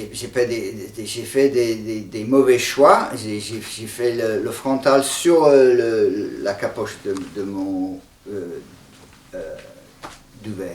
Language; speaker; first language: French; non-native, fluent; English